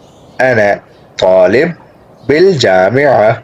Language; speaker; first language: Arabic; non-native, fluent; Urdu